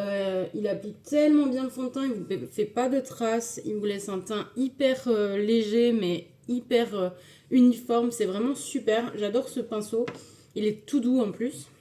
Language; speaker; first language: French; native; French